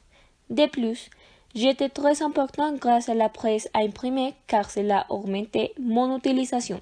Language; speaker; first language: French; non-native, learner; Spanish